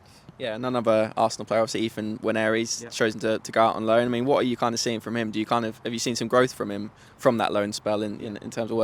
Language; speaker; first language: English; native; English